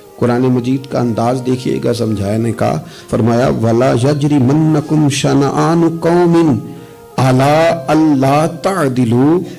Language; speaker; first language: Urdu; non-native, local second language; Punjabi